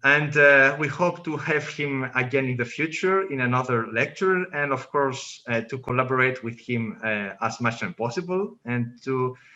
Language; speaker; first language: English; non-native, fluent; Greek